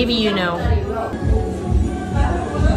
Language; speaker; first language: English; non-native, learner; Korean